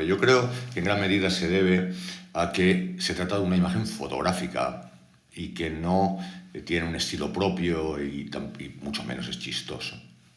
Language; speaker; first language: Spanish; native; Spanish